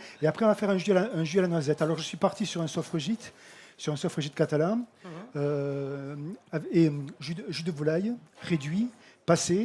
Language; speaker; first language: French; native; French